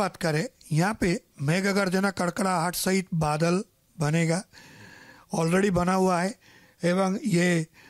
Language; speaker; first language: Hindi; non-native, local second language; Marathi